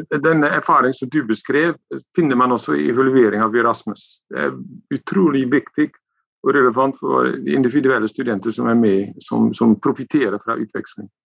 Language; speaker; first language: Norwegian; non-native, fluent; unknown